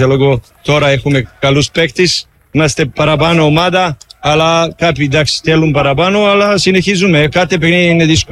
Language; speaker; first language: Greek; non-native, learner; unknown